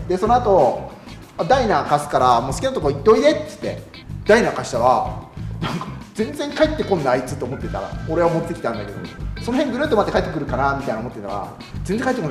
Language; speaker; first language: Japanese; native; Japanese